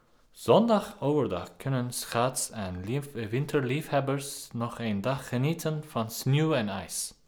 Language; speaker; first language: Dutch; non-native, learner; Turkish